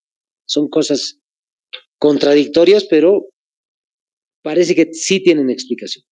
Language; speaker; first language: Spanish; native; Spanish